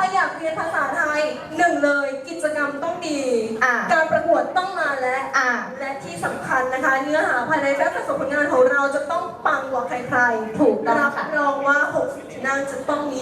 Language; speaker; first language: Thai; native; Thai